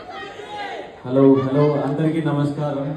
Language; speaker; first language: Telugu; non-native, learner; Tamil